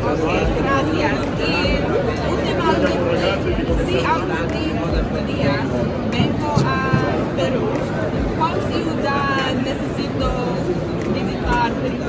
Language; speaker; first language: Spanish; non-native, learner; English